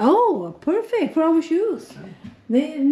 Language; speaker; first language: English; non-native, fluent; Swedish